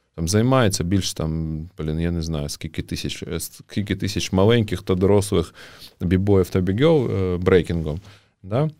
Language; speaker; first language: Ukrainian; native; Ukrainian